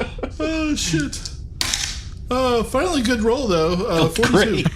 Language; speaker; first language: English; native; English